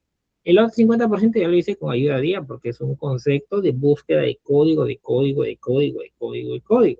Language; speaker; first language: Spanish; native; Spanish